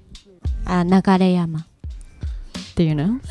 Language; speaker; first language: English; non-native, learner; Japanese